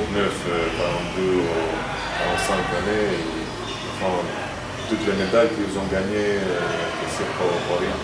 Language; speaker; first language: French; non-native, fluent; Croatian